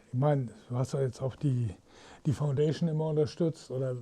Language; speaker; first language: German; native; German